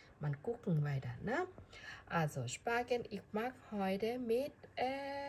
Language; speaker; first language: German; non-native, learner; Thai